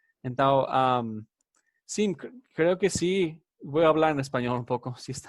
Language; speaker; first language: Spanish; non-native, fluent; English